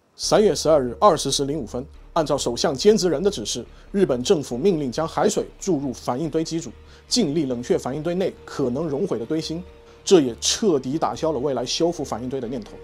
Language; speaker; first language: Chinese; native; Chinese